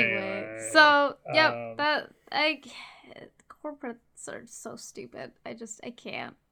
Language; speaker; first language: English; native; English